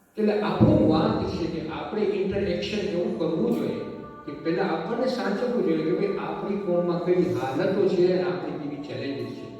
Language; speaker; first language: Gujarati; early bilingual, heritage; Gujarati